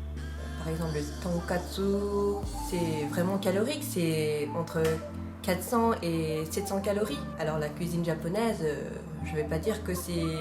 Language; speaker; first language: French; non-native, fluent; Japanese